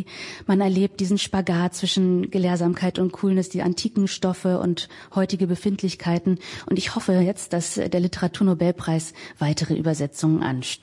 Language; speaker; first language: German; native; German